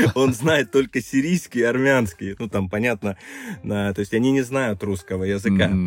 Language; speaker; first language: Russian; native; Russian